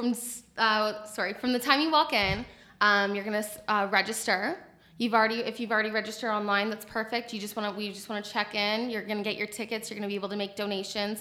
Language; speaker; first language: English; native; English